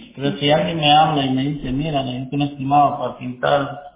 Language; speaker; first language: Spanish; native; Spanish